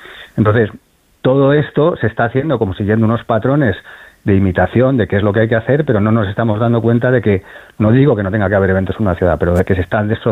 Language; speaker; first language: Spanish; native; Spanish